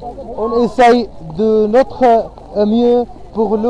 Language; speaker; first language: French; non-native, fluent; Arabic